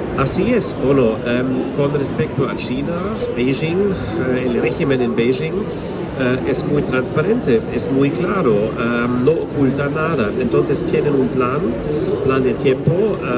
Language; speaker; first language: Spanish; non-native, fluent; German